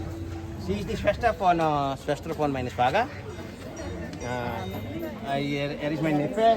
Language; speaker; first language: German; non-native, learner; Telugu